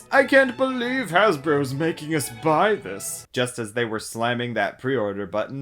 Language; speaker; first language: English; native; English